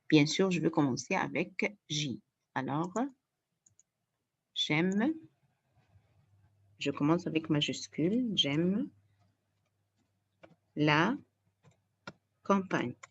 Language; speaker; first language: French; non-native, fluent; Arabic